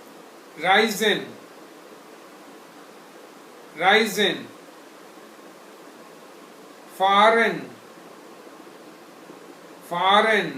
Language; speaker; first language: German; non-native, fluent; Hindi